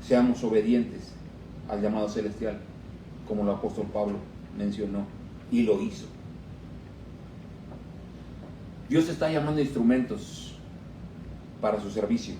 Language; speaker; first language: Spanish; native; Spanish